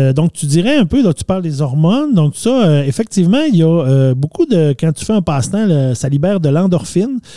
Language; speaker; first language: French; native; French